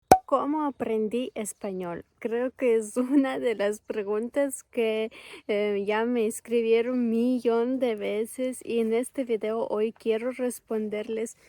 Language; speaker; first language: Spanish; non-native, fluent; Ukrainian